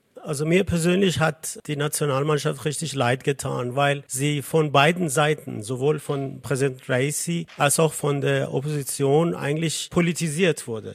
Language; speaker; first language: German; non-native, fluent; Azerbaijani